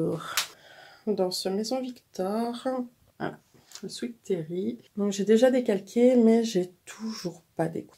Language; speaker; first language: French; native; French